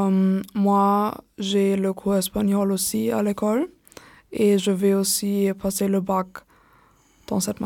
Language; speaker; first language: French; non-native, learner; German